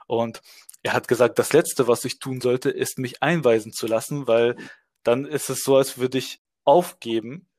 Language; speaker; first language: German; early bilingual, other home language; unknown